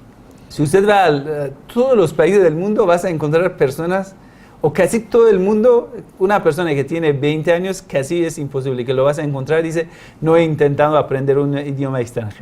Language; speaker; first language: Spanish; non-native, fluent; Persian